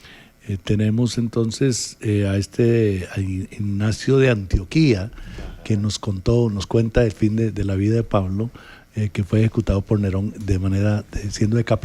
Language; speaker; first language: Spanish; native; Spanish